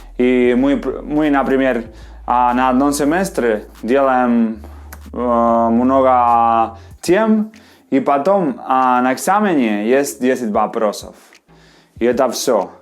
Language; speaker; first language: Russian; non-native, fluent; Spanish